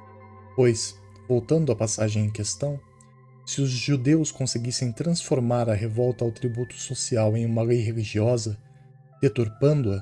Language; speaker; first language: Portuguese; native; Portuguese